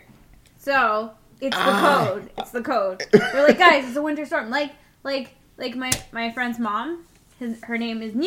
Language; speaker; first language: English; early bilingual, other home language; Spanish